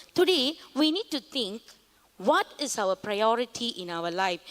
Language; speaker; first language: English; non-native, local second language; Tamil